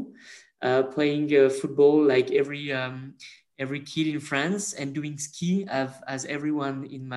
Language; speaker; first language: English; non-native, fluent; French